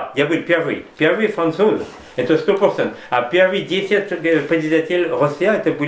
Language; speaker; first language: Russian; non-native, learner; French